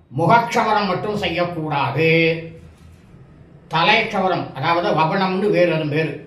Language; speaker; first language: Tamil; native; Tamil